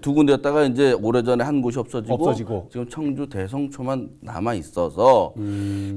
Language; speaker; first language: Korean; native; Korean